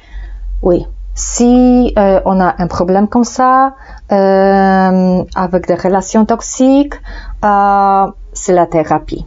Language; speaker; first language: French; non-native, fluent; Polish